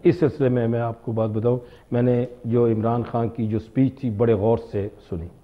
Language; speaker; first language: Urdu; native; Urdu